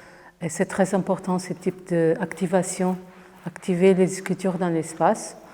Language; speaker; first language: French; non-native, fluent; Portuguese